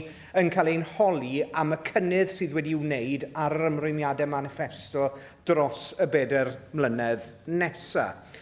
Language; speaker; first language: Welsh; native; Welsh